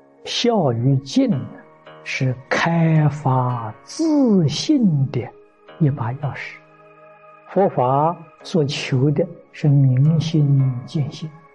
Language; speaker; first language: Chinese; native; Chinese